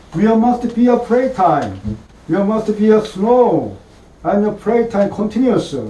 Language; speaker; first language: English; non-native, learner; Korean